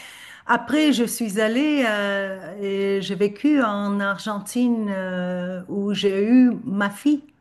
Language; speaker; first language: French; non-native, fluent; Turkish